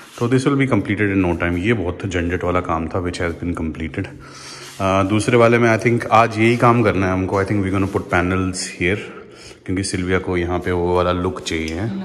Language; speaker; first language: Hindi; native; Hindi